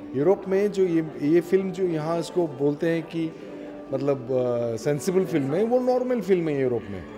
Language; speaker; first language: Hindi; non-native, local second language; Assamese